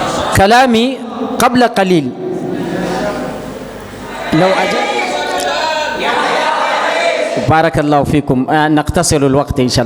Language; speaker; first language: Arabic; non-native, fluent; Urdu